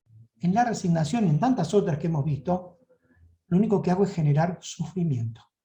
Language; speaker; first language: Spanish; native; Spanish